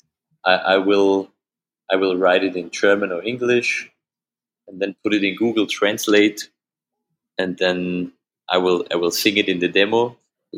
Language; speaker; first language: English; non-native, fluent; German